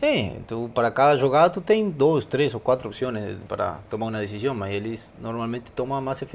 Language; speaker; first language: Spanish; non-native, fluent; Portuguese